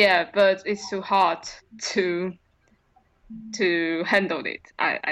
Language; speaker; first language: English; non-native, learner; Chinese